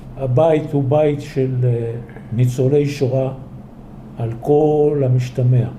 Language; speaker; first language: Hebrew; early bilingual, other home language; Polish